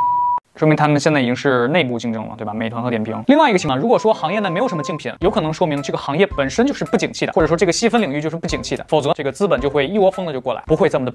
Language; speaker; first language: Chinese; native; Chinese